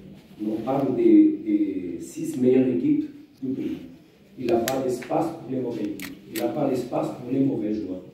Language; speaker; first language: French; non-native, fluent; Portuguese